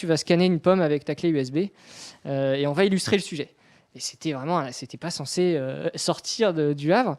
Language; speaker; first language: French; native; French